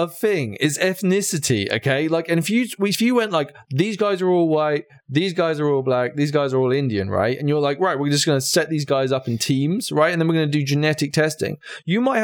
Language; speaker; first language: English; native; English